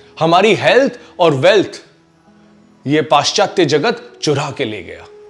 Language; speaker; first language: Hindi; native; Hindi